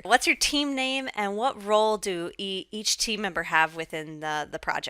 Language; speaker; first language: English; native; English